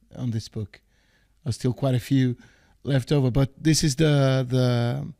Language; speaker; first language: English; non-native, fluent; Portuguese